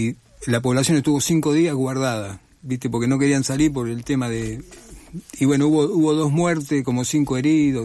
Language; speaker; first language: Spanish; native; Spanish